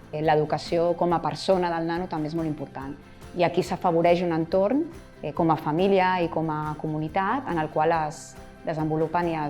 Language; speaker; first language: Catalan; native; Catalan